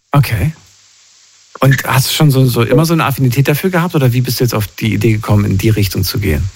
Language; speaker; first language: German; native; German